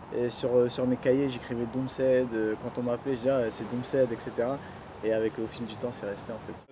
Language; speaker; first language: French; early bilingual, other home language; Duala